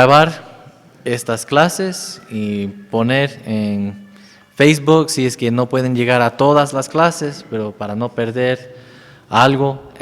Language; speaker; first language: Spanish; non-native, fluent; English